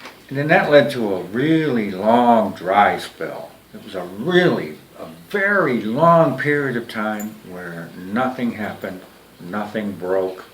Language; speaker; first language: English; native; English